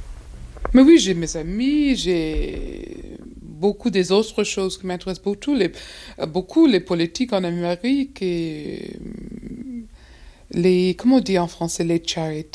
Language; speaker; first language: French; non-native, fluent; English